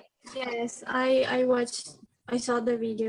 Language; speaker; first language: English; non-native, learner; Spanish